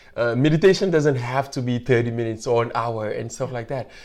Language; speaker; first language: English; non-native, fluent; Wolof